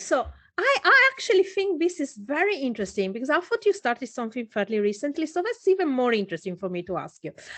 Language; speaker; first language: English; non-native, fluent; Italian